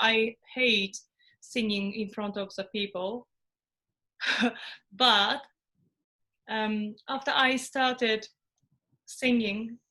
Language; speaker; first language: English; non-native, fluent; Japanese